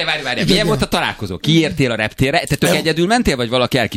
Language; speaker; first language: Hungarian; native; Hungarian